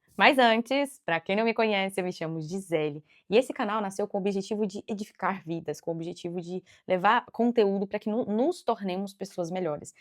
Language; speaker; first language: Portuguese; native; Portuguese